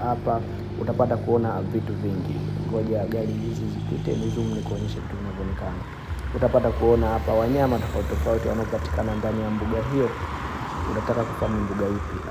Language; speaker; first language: Swahili; native; Swahili